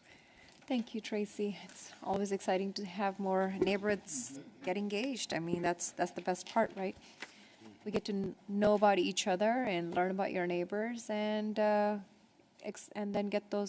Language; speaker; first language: English; native; English